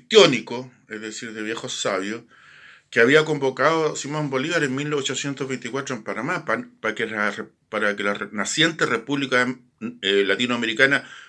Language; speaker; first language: Spanish; native; Spanish